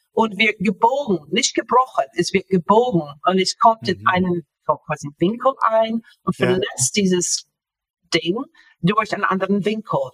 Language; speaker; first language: German; non-native, fluent; English